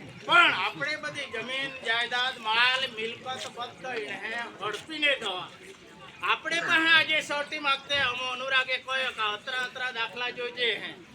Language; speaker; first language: Gujarati; non-native, local second language; Bhili